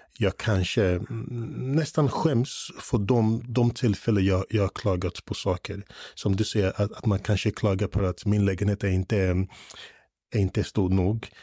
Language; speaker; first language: Swedish; non-native, fluent; English